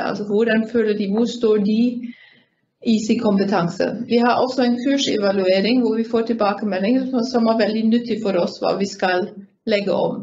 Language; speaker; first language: Norwegian; non-native, fluent; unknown